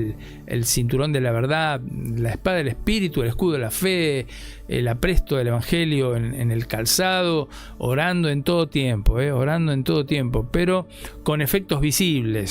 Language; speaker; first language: Spanish; native; Spanish